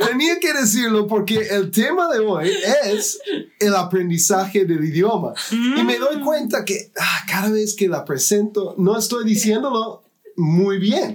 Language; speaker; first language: Spanish; non-native, fluent; English